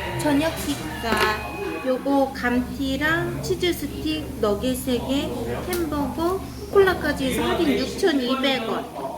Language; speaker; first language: Korean; native; Korean